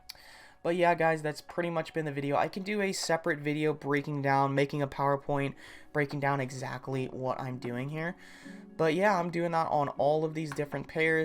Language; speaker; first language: English; native; English